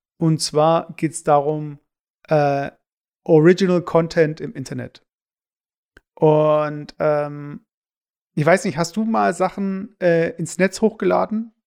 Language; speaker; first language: German; native; German